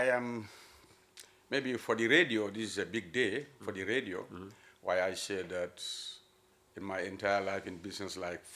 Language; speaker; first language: English; non-native, local second language; Mandingo